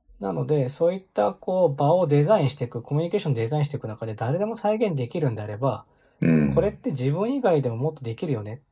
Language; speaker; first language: Japanese; native; Japanese